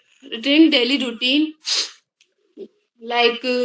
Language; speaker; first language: English; non-native, learner; Hindi